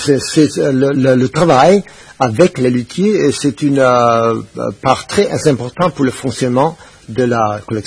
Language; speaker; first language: French; non-native, fluent; Spanish